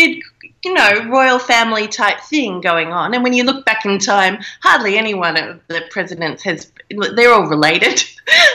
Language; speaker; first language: English; native; English